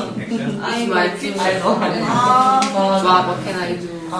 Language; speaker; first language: English; non-native, learner; Korean